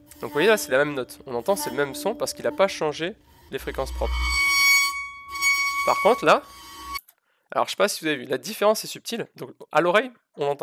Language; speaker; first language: French; native; French